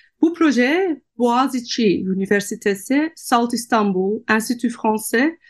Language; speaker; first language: Turkish; non-native, fluent; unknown